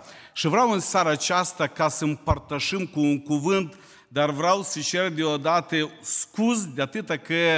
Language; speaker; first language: Romanian; non-native, local second language; Ukrainian